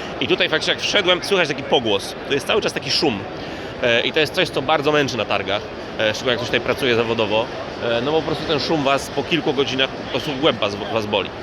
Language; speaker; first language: Polish; native; Polish